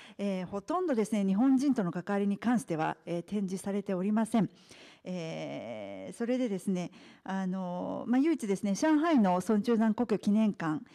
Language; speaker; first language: Japanese; native; Japanese